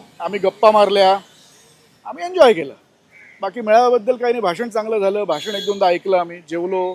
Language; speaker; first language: Marathi; non-native, local second language; Gujarati